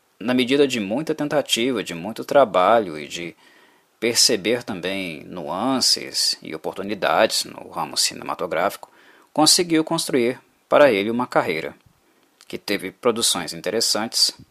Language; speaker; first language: Portuguese; native; Portuguese